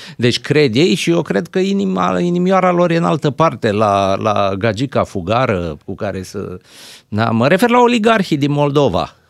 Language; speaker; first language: Romanian; native; Romanian